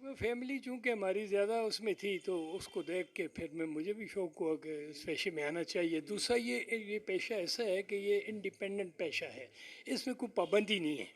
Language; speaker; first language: Urdu; non-native, local second language; Pashto